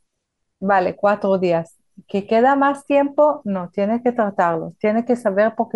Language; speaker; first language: Spanish; non-native, fluent; Hebrew